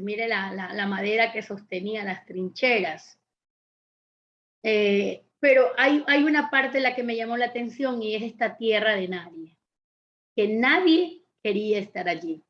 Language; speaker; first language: Spanish; native; Spanish